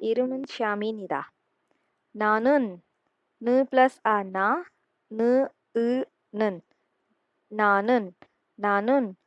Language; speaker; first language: Korean; non-native, learner; Urdu